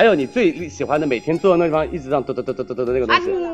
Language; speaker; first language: Chinese; native; Chinese